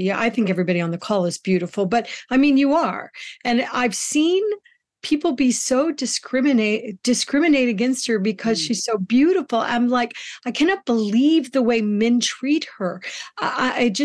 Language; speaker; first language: English; native; English